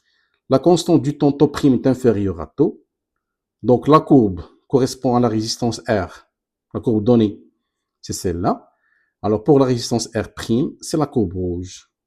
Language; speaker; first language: French; non-native, local second language; Arabic